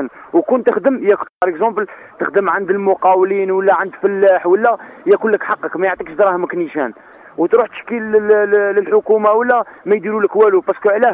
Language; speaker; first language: Arabic; native; Arabic